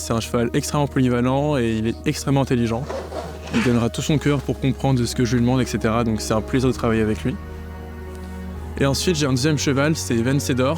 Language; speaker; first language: French; native; French